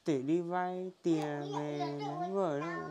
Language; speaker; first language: Vietnamese; non-native, local second language; Hmong